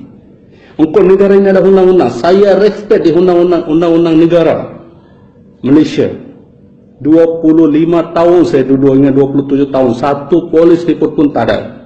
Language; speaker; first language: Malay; non-native, fluent; Bangla